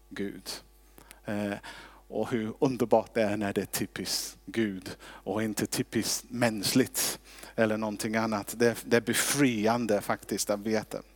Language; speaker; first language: Swedish; non-native, fluent; English